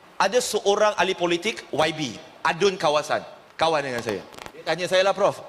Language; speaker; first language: Malay; non-native, local second language; Chinese